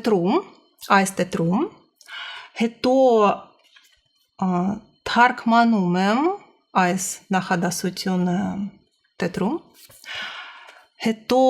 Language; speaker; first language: Armenian; non-native, learner; Russian